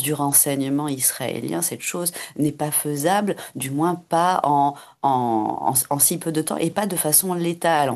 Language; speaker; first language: French; native; French